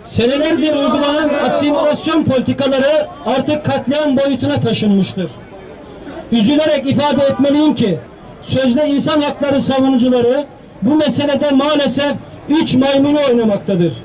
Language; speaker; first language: Turkish; native; Turkish